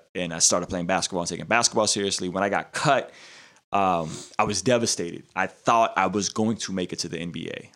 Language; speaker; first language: English; early bilingual, other home language; Russian